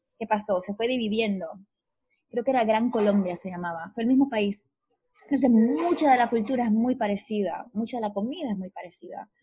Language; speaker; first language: Spanish; native; Spanish